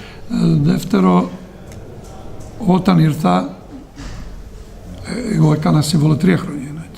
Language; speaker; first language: Greek; non-native, fluent; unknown